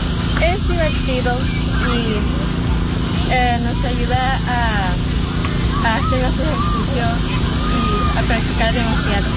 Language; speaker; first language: Spanish; early bilingual, other home language; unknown